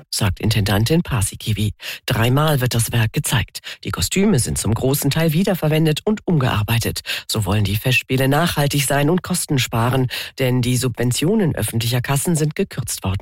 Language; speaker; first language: German; native; German